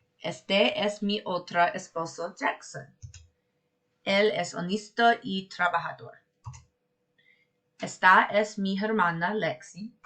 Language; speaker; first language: Spanish; non-native, learner; English